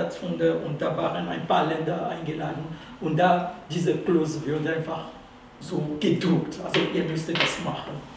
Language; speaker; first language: German; non-native, fluent; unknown